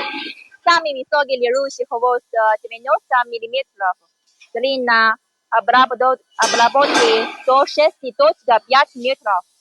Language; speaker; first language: Russian; non-native, learner; Chinese